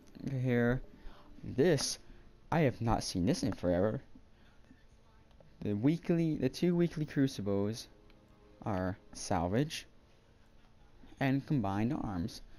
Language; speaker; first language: English; native; English